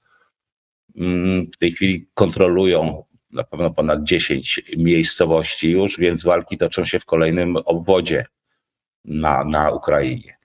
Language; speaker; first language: Polish; native; Polish